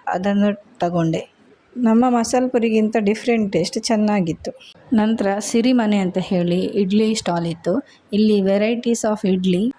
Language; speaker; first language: Kannada; native; Kannada